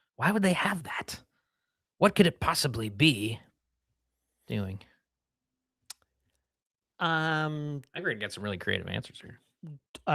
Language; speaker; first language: English; native; English